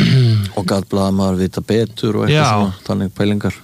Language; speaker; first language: Icelandic; native; Icelandic